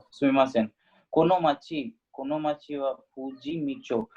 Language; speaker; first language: Japanese; non-native, learner; Hindi